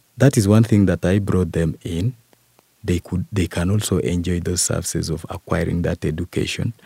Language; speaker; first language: English; non-native, local second language; Kalenjin